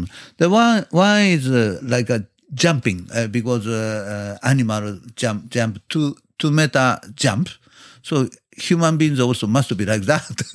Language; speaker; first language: English; non-native, learner; Japanese